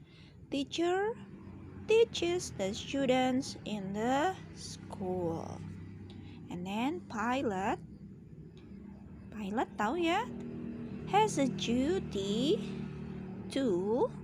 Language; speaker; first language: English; non-native, fluent; Indonesian